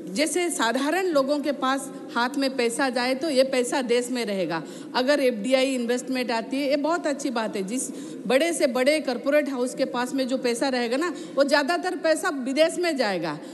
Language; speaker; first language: Hindi; non-native, local second language; Odia